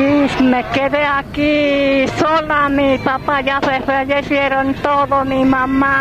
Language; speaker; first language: Spanish; non-native, local second language; Guarani